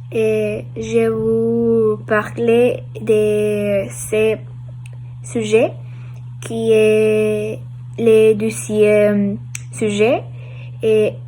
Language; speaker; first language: French; non-native, learner; Spanish